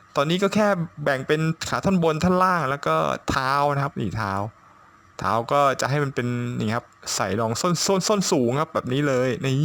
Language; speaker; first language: Thai; native; Thai